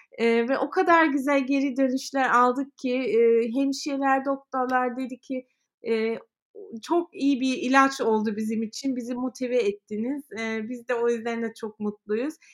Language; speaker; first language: Turkish; early bilingual, heritage; Turkish